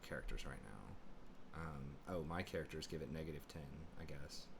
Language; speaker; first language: English; native; English